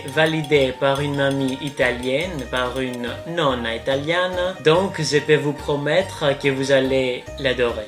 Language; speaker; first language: French; non-native, fluent; Greek